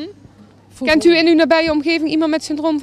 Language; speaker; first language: Dutch; native; Dutch